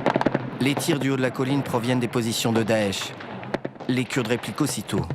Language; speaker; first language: French; native; French